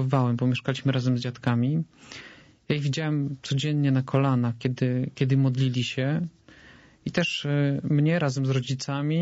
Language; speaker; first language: Polish; native; Polish